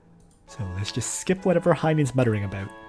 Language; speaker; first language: English; native; English